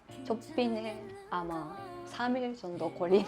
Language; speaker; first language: Korean; non-native, learner; Japanese